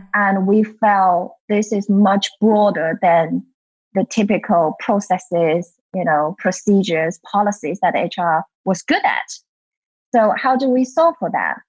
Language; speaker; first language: English; non-native, fluent; Chinese